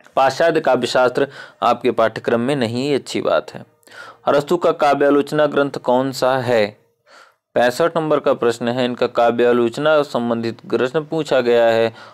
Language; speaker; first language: Hindi; native; Hindi